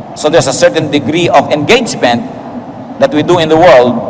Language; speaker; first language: English; non-native, local second language; Filipino